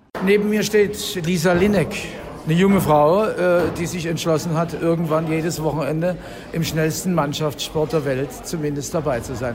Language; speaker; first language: German; native; German